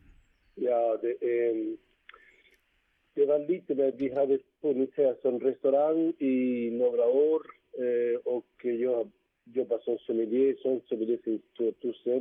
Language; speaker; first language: Swedish; non-native, fluent; Spanish